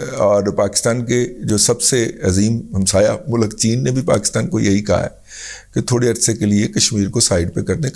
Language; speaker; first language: Urdu; native; Urdu